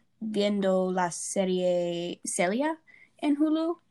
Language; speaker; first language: Spanish; non-native, learner; English